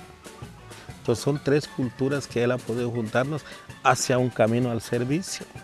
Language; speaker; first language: Spanish; non-native, local second language; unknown